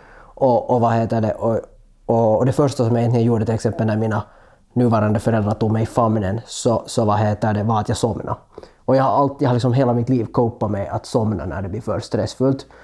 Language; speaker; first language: Swedish; native; Swedish